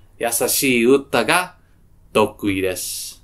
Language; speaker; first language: Japanese; non-native, learner; English